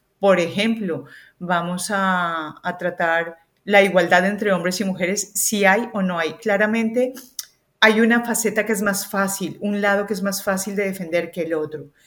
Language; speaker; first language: Spanish; native; Spanish